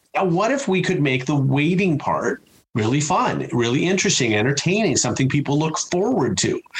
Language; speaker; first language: English; native; English